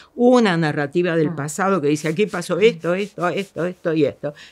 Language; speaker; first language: Spanish; native; Spanish